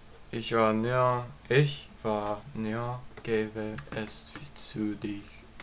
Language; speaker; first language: German; non-native, learner; English